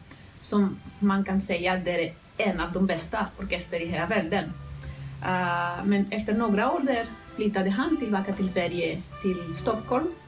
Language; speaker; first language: Swedish; non-native, fluent; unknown